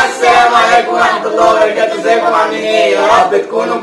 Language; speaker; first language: Arabic; native; Arabic